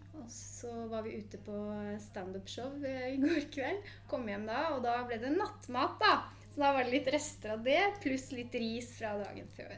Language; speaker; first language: Norwegian; native; Norwegian